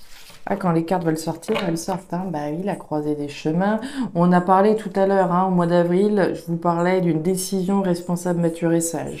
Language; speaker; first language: French; native; French